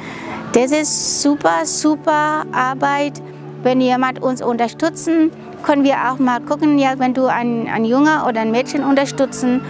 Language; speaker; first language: German; non-native, fluent; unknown